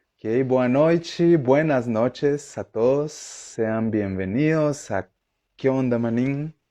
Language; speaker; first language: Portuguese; non-native, fluent; Spanish